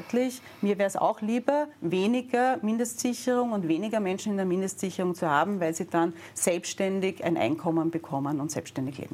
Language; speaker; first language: German; native; German